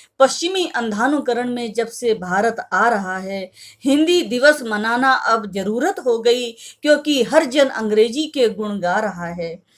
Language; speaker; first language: Hindi; native; Hindi